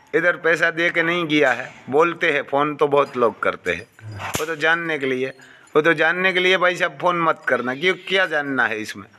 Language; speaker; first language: Hindi; non-native, local second language; Gujarati